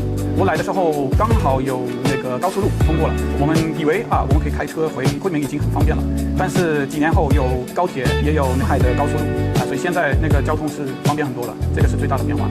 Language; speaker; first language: Chinese; non-native, fluent; Dutch